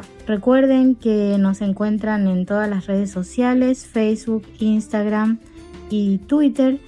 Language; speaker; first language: Spanish; native; Spanish